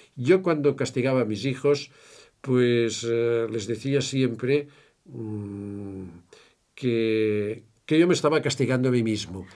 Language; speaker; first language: Spanish; native; Spanish